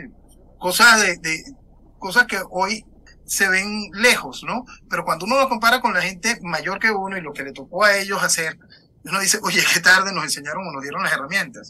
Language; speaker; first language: Spanish; native; Spanish